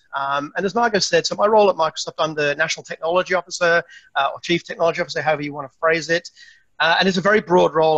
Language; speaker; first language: English; native; English